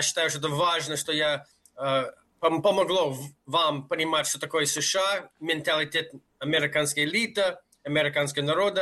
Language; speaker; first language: Russian; non-native, fluent; English